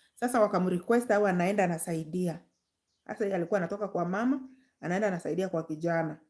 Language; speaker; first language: Swahili; non-native, local second language; Gusii